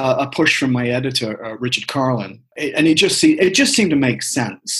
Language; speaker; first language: English; native; English